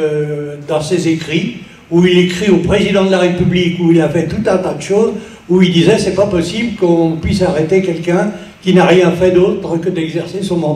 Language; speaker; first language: French; native; French